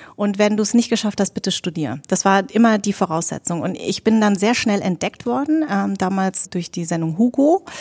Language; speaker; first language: German; native; German